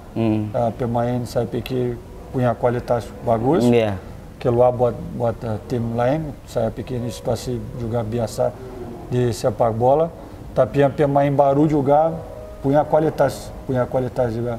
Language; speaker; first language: Indonesian; non-native, fluent; Portuguese